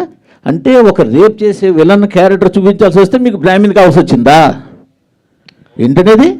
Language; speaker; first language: Telugu; native; Telugu